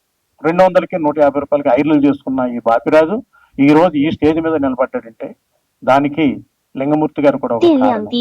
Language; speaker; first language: Telugu; native; Telugu